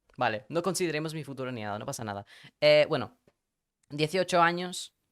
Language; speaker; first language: Spanish; early bilingual, other home language; English